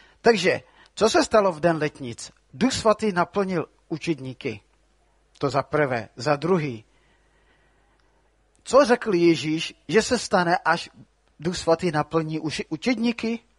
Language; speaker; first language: Czech; non-native, fluent; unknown